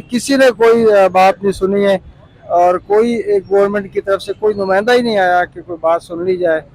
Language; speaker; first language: Urdu; non-native, local second language; Punjabi